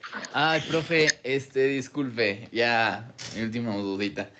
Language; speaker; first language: Spanish; native; Spanish